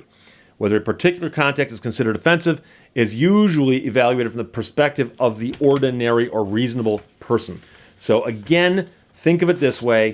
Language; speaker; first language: English; native; English